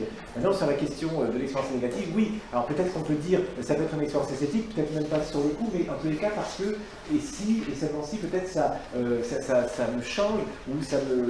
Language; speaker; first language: French; native; French